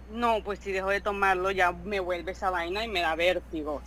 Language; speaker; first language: Spanish; native; Spanish